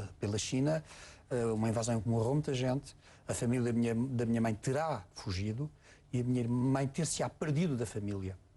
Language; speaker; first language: Portuguese; native; Portuguese